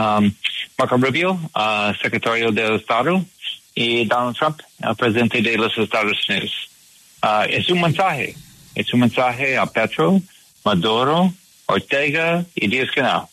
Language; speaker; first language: Spanish; non-native, learner; English